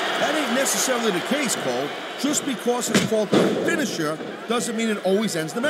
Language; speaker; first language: English; native; English